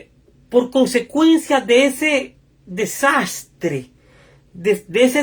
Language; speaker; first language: Spanish; native; Spanish